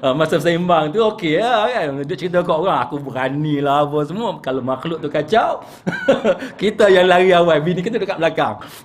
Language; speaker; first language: Malay; native; Malay